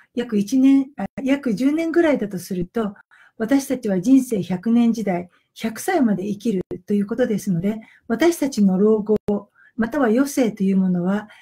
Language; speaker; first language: Japanese; native; Japanese